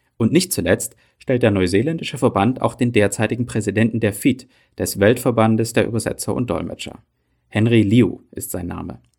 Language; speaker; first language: German; native; German